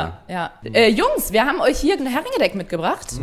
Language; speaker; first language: German; native; German